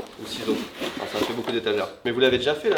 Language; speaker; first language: French; native; French